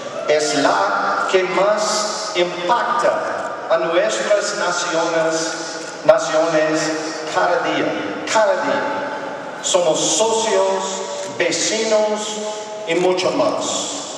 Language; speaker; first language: Spanish; non-native, learner; English